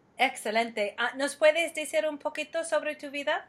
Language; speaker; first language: Spanish; non-native, fluent; English